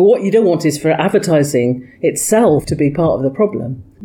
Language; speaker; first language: English; native; English